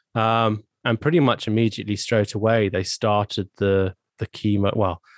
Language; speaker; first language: English; native; English